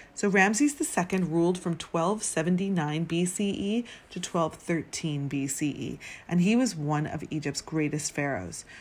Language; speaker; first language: English; native; English